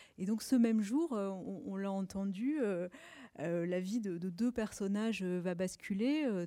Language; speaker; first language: French; native; French